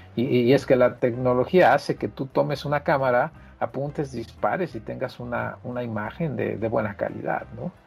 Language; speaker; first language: Spanish; native; Spanish